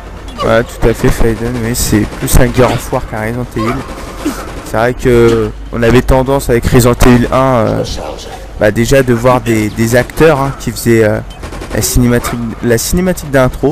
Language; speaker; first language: French; native; French